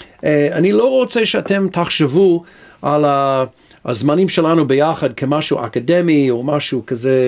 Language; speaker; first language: Hebrew; non-native, fluent; English